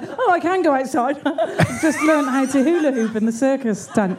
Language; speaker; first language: English; native; English